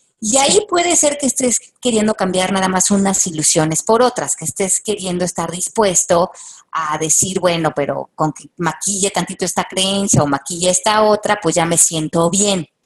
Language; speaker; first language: Spanish; native; Spanish